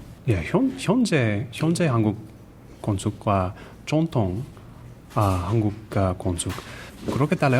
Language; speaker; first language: Korean; non-native, learner; English